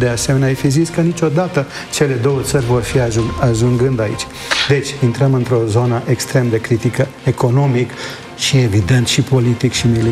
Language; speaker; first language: Romanian; native; Romanian